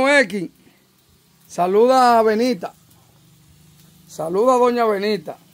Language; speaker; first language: Spanish; native; Spanish